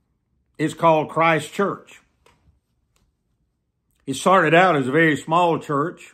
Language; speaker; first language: English; native; English